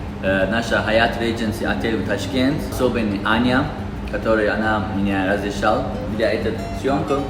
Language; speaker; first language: Russian; non-native, learner; Azerbaijani